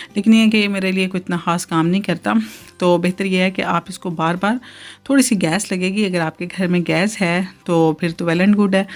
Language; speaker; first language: Urdu; native; Urdu